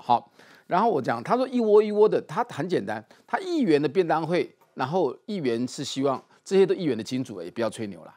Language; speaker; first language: Chinese; native; Chinese